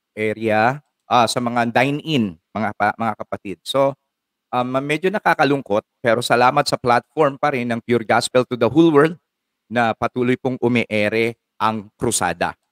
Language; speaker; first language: Filipino; non-native, local second language; Iloko